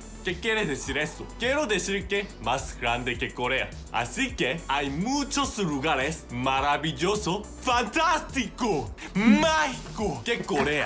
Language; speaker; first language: Spanish; non-native, learner; Korean